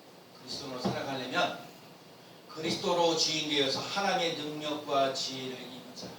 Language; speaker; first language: Korean; native; Korean